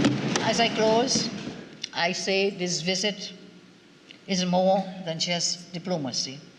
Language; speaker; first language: English; native; English